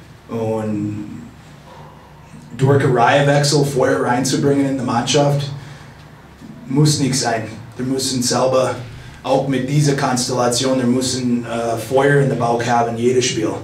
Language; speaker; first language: German; non-native, fluent; English